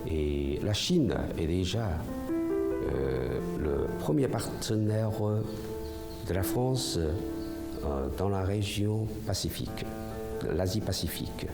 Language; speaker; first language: French; non-native, fluent; Chinese